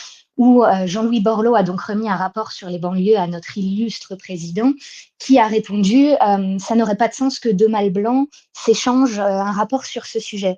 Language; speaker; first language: French; native; French